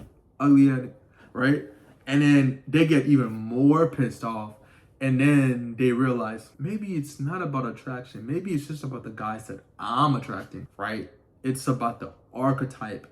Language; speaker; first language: English; native; English